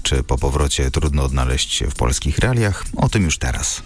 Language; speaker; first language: Polish; native; Polish